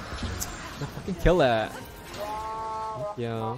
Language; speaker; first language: English; native; English